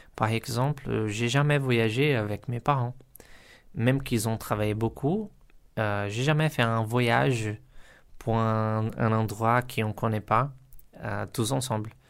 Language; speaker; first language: French; non-native, learner; Portuguese